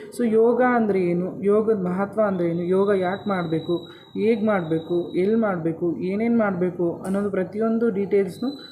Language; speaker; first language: Kannada; native; Kannada